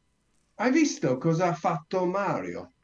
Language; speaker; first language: Italian; non-native, learner; English